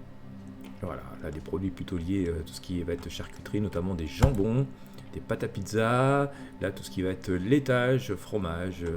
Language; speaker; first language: French; native; French